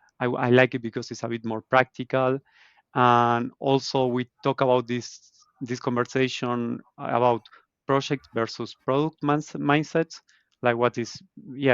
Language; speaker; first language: English; non-native, fluent; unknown